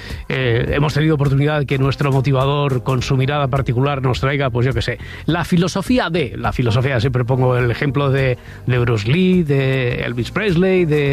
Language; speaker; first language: Spanish; native; Spanish